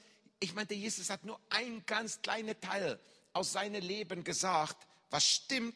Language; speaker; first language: German; non-native, fluent; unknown